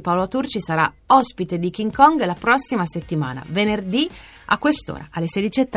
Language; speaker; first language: Italian; native; Italian